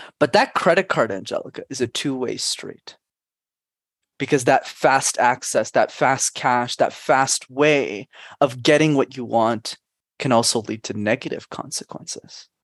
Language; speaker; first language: English; native; English